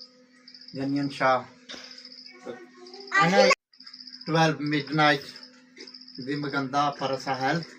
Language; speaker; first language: Filipino; non-native, learner; Punjabi